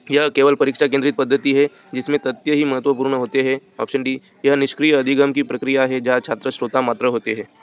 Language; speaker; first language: Hindi; non-native, local second language; Marathi